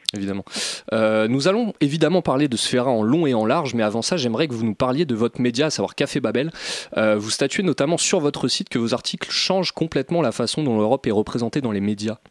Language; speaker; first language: French; native; French